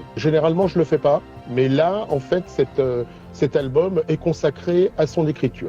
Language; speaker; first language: French; native; French